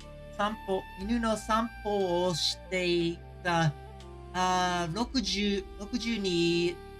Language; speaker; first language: Japanese; non-native, learner; English